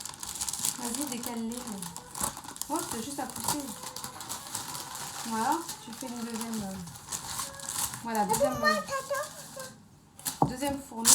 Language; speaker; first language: French; native; French